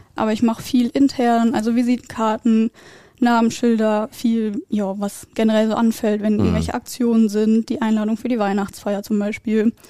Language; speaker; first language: German; native; German